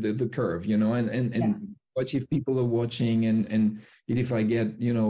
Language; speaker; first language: English; non-native, fluent; French